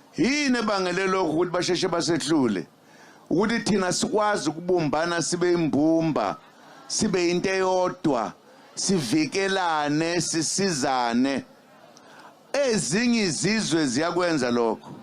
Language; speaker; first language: Zulu; native; Zulu